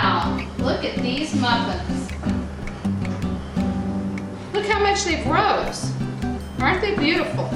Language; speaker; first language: English; native; English